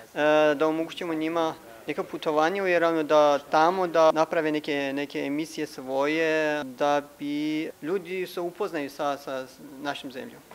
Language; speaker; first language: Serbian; non-native, fluent; Persian